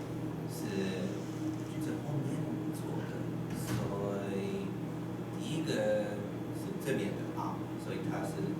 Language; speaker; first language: Chinese; non-native, fluent; English